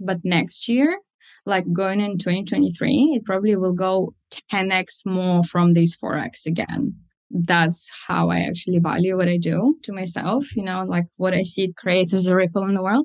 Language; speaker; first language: English; non-native, fluent; Russian